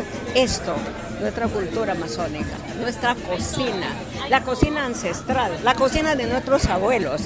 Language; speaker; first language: Spanish; native; Spanish